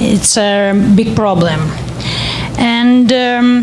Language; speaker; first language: English; non-native, learner; Ukrainian